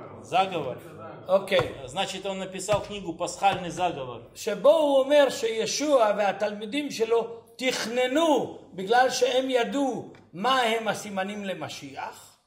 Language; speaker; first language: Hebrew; early bilingual, other home language; Ladino